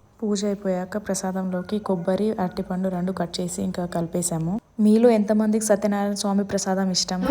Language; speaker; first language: Telugu; non-native, local second language; Lambadi